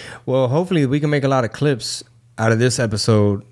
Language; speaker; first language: English; early bilingual, other home language; Spanish